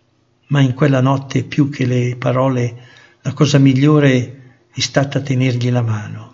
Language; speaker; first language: Italian; native; Italian